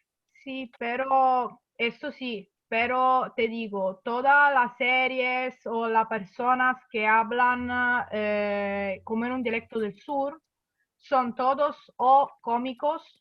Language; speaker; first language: Spanish; non-native, fluent; Italian